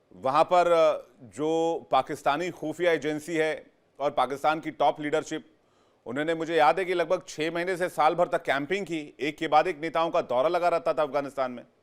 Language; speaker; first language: Hindi; native; Hindi